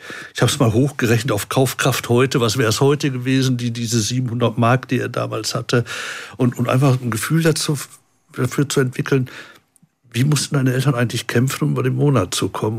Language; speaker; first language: German; native; German